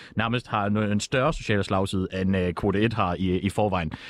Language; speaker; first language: Danish; native; Danish